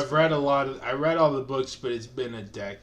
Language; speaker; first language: English; native; English